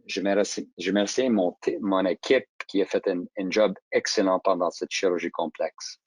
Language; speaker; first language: French; non-native, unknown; English